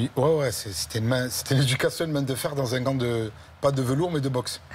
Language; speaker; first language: French; native; French